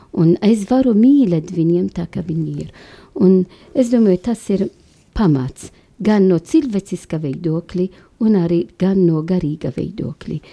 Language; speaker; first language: Latvian; non-native, fluent; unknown